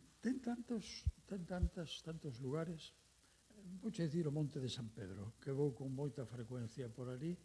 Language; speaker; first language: Galician; native; Galician